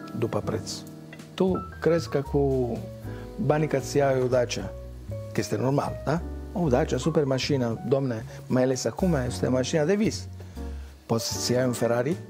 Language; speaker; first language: Romanian; non-native, fluent; Italian